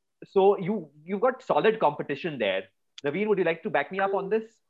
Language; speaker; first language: English; non-native, local second language; Hindi